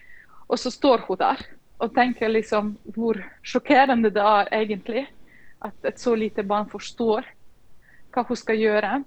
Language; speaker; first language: Norwegian; non-native, fluent; Ukrainian